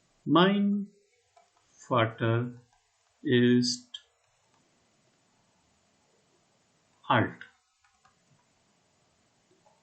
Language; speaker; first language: German; non-native, fluent; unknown